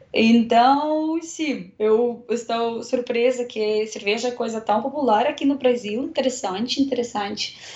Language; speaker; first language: Portuguese; non-native, learner; Russian